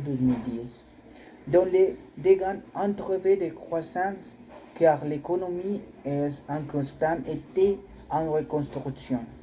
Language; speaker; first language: French; non-native, learner; Spanish